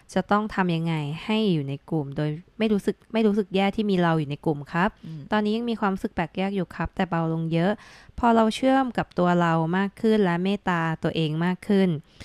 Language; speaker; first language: Thai; native; Thai